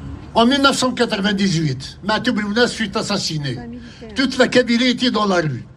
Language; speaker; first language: French; non-native, local second language; Kabyle